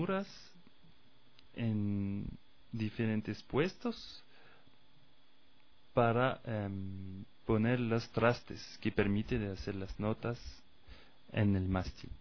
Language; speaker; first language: Spanish; non-native, fluent; French